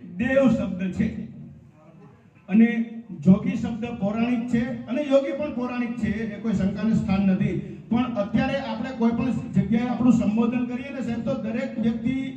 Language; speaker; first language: Gujarati; native; Gujarati